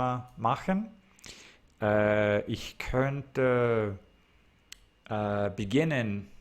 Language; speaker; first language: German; non-native, learner; English